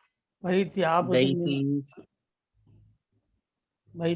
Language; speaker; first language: Arabic; non-native, learner; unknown